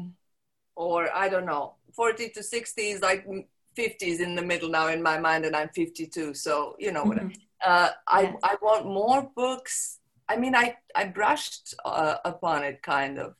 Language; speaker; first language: English; non-native, fluent; Serbian